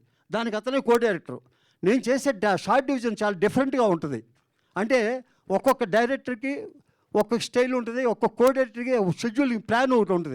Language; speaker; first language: Telugu; native; Telugu